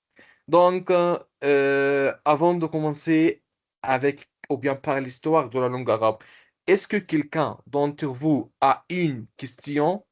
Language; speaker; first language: French; non-native, fluent; Arabic